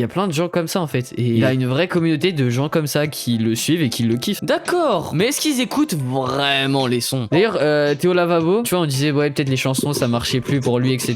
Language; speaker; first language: French; native; French